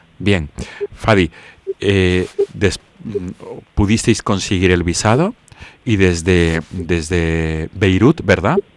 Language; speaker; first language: Spanish; native; Spanish